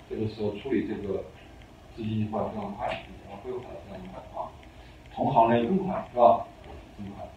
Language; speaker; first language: Chinese; native; Chinese